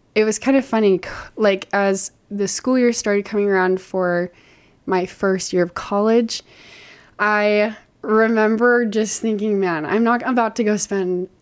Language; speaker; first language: English; native; English